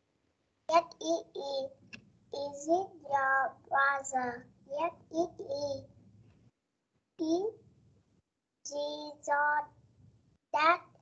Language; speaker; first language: English; non-native, learner; Vietnamese